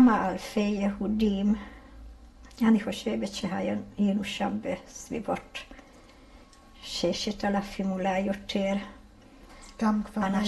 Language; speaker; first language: Hebrew; non-native, fluent; Hungarian